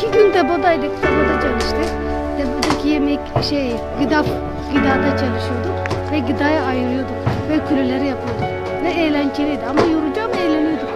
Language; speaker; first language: Turkish; non-native, learner; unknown